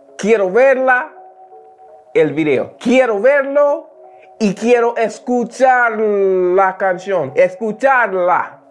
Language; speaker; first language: Spanish; non-native, learner; English